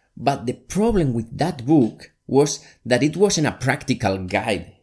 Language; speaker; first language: English; non-native, fluent; Spanish